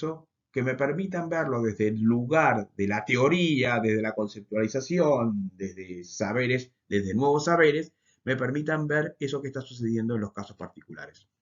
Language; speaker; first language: Spanish; native; Spanish